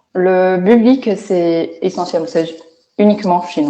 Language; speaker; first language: French; non-native, fluent; Chinese